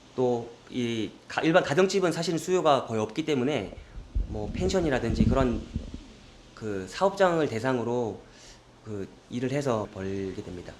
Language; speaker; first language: Korean; early bilingual, heritage; Korean